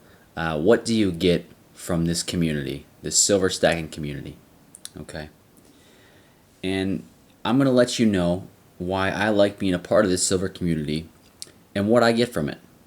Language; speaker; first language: English; native; English